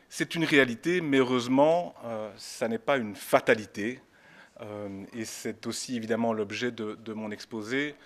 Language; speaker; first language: French; native; French